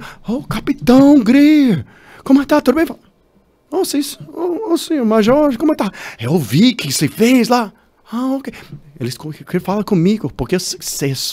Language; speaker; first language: Portuguese; non-native, learner; English